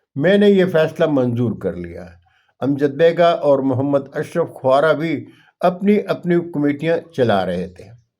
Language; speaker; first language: Urdu; non-native, local second language; Punjabi